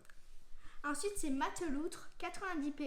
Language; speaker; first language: French; native; French